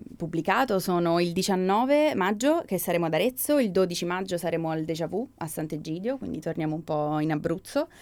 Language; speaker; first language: Italian; native; Italian